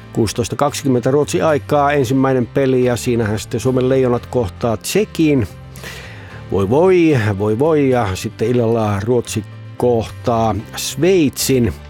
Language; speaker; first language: Finnish; early bilingual, heritage; Finnish